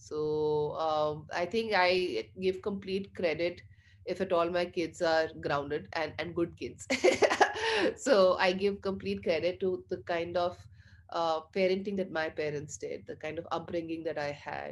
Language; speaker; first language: English; non-native, local second language; Punjabi